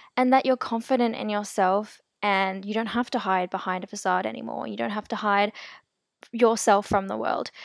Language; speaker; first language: English; native; English